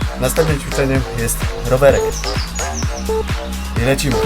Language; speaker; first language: Polish; native; Polish